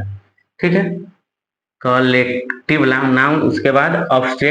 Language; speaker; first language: Hindi; non-native, local second language; Bhojpuri